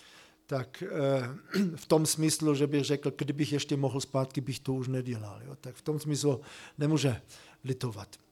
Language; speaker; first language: Czech; non-native, fluent; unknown